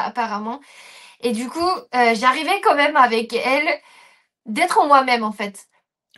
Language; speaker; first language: French; non-native, fluent; Japanese